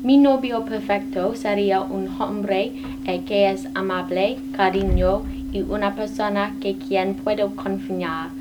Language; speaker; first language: Spanish; non-native, learner; English